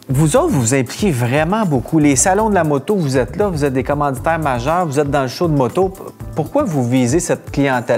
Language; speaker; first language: French; native; French